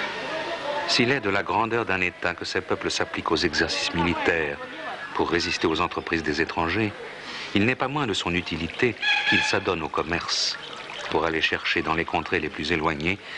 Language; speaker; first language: French; native; French